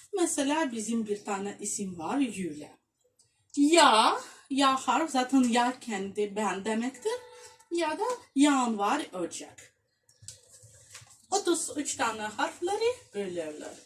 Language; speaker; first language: Turkish; non-native, fluent; Russian